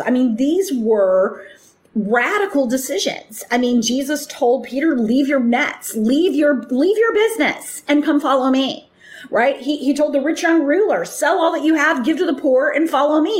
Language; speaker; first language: English; native; English